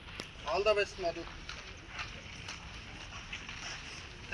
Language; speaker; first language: English; non-native, local second language; Telugu